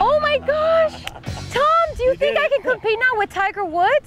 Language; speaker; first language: English; early bilingual, other home language; Spanish